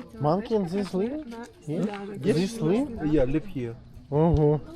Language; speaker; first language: English; non-native, learner; Indonesian